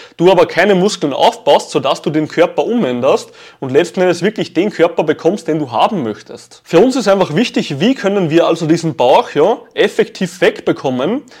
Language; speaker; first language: German; native; German